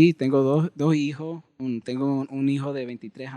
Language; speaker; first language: Spanish; early bilingual, heritage; Spanish